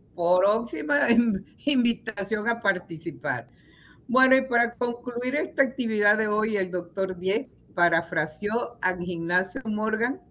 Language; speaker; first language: Spanish; native; Spanish